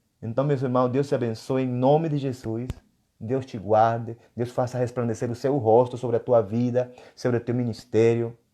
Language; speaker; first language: Portuguese; non-native, fluent; Spanish